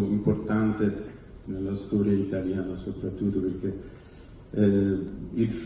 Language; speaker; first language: Italian; non-native, fluent; Persian